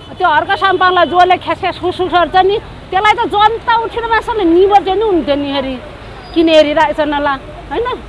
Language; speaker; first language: Nepali; non-native, local second language; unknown